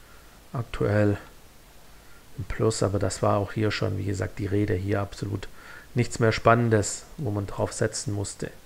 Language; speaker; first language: German; native; German